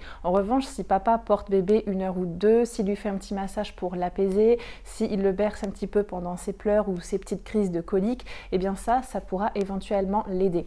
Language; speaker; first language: French; native; French